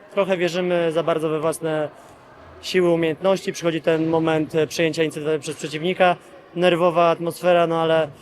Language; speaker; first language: Polish; native; Polish